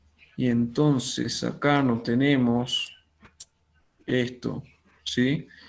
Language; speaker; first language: Spanish; native; Spanish